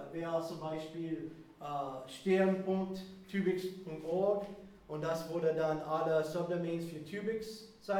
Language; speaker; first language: German; non-native, fluent; English